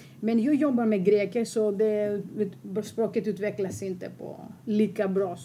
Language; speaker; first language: Swedish; non-native, fluent; Greek